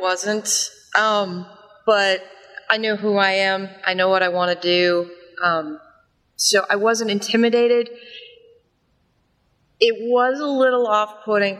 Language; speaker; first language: English; native; English